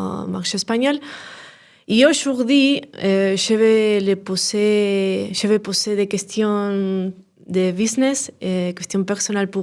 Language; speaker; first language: French; non-native, learner; Spanish